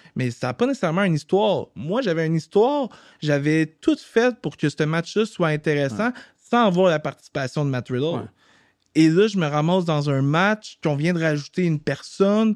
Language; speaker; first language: French; native; French